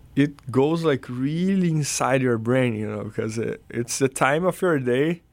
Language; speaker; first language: English; non-native, fluent; Portuguese